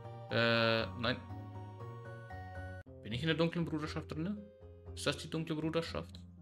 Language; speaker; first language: German; native; German